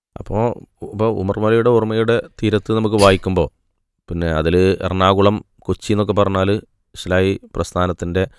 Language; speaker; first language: Malayalam; native; Malayalam